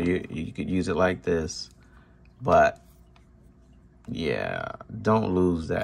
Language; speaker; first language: English; native; English